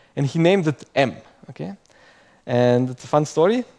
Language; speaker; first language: English; non-native, fluent; Croatian